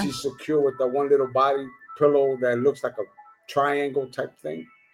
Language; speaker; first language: English; non-native, fluent; Spanish